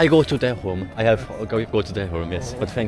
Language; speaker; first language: English; non-native, learner; German